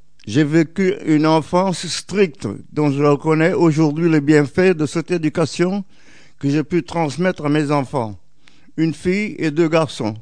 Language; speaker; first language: French; non-native, local second language; English